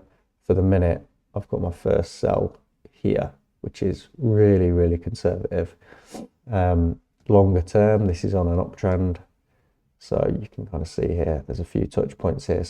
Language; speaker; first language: English; native; English